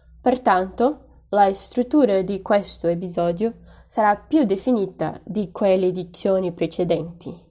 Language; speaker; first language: Italian; non-native, fluent; Portuguese